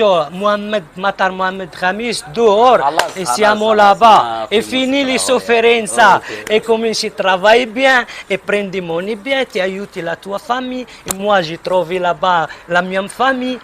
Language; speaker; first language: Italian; non-native, learner; Arabic